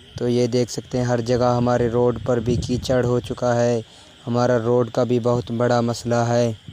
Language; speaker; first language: Urdu; non-native, local second language; Saraiki